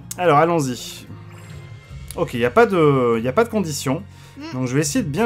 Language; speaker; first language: French; native; French